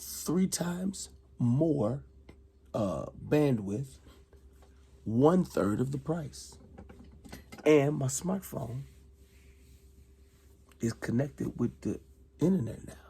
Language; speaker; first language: English; native; English